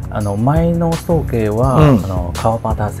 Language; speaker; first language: Japanese; non-native, learner; Chinese